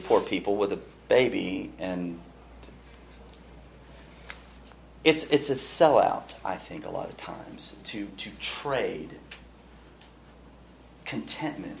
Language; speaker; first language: English; native; English